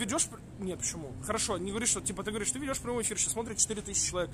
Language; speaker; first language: Russian; native; Russian